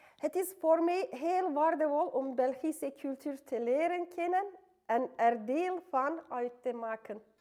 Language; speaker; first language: Dutch; non-native, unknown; Turkish